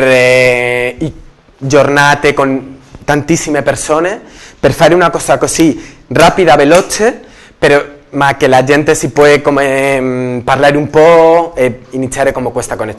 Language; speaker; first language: Italian; non-native, learner; Spanish